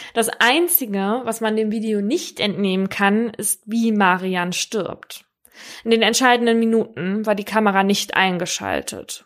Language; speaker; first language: German; native; German